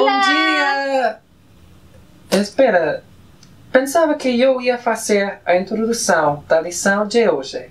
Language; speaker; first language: Portuguese; non-native, fluent; Spanish